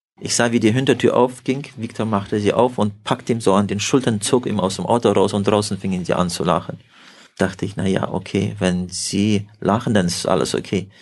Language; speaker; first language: German; early bilingual, heritage; German